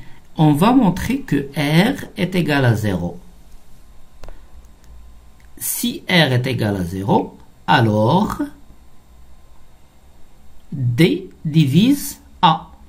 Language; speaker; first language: French; non-native, local second language; Arabic